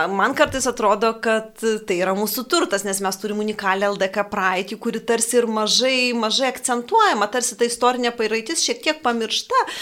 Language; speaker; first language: Lithuanian; native; Lithuanian